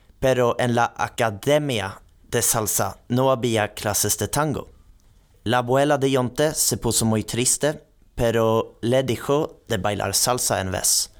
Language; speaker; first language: Spanish; non-native, learner; Swedish